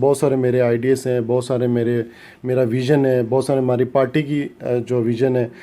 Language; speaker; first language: Urdu; non-native, local second language; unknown